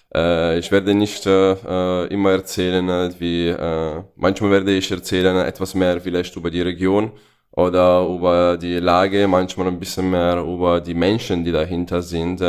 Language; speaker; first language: German; non-native, fluent; Italian